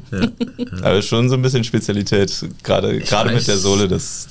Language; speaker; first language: German; native; German